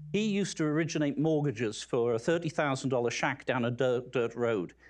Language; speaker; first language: English; native; English